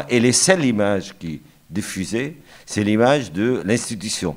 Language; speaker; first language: French; non-native, fluent; Arabic